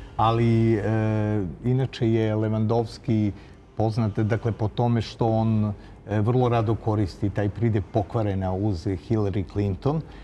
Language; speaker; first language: Serbian; native; Serbian